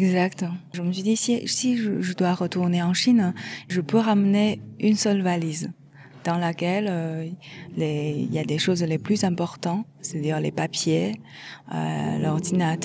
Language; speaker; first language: French; non-native, fluent; Chinese